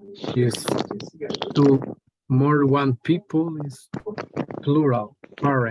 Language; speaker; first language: English; non-native, learner; Spanish